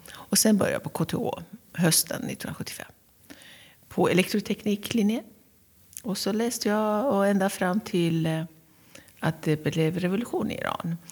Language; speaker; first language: Swedish; non-native, fluent; Persian